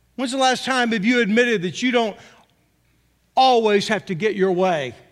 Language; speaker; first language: English; native; English